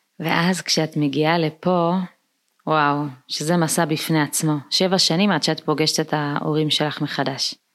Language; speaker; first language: Hebrew; early bilingual, other home language; Amharic